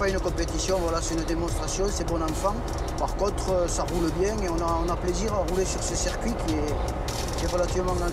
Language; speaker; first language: French; native; French